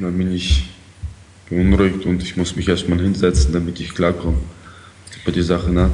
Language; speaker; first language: German; early bilingual, other home language; Ukrainian